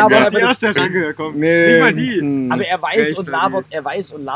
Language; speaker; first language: German; native; German